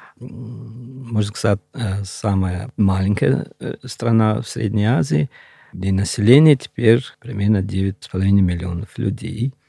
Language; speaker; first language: Russian; non-native, local second language; Shughni